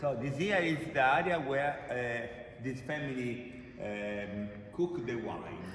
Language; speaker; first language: English; non-native, learner; Italian